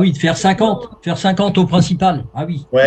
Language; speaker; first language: French; native; French